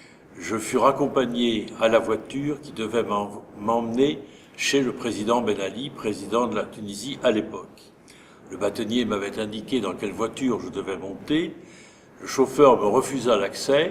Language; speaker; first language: French; native; French